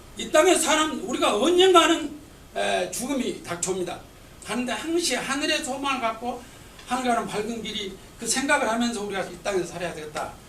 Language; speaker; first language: Korean; native; Korean